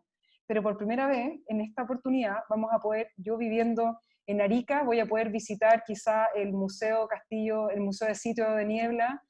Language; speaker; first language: Spanish; native; Spanish